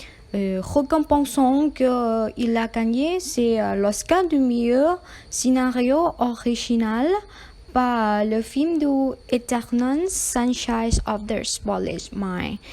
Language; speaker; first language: French; non-native, learner; Thai